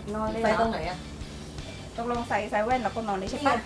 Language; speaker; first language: Thai; non-native, fluent; Korean